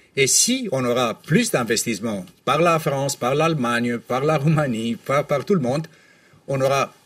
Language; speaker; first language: French; non-native, fluent; Romanian